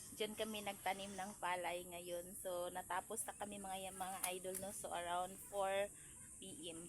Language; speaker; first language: Filipino; non-native, local second language; Cebuano